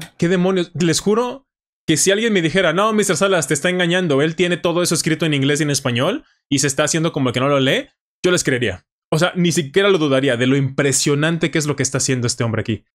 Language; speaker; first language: Spanish; native; Spanish